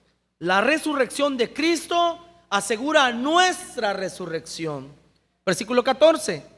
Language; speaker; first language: Spanish; native; Spanish